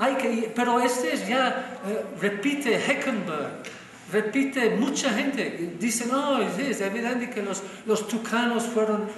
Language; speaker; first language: Spanish; non-native, fluent; English